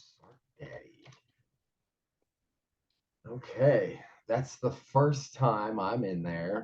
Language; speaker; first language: English; native; English